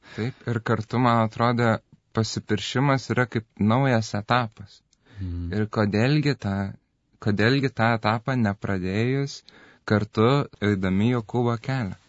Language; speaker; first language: Lithuanian; native; Lithuanian